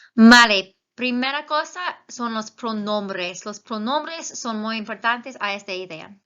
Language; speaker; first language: Spanish; non-native, fluent; English